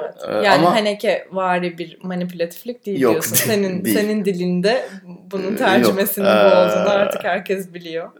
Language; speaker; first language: Turkish; native; Turkish